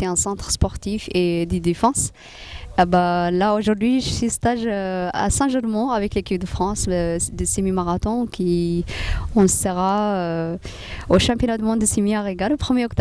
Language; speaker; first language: French; non-native, fluent; Tigrinya